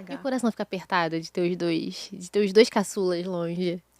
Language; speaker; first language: Portuguese; native; Portuguese